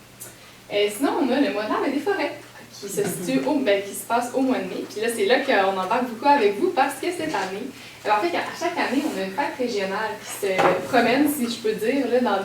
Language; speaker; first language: French; native; French